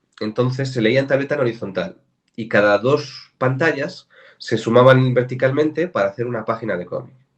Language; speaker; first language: Spanish; native; Spanish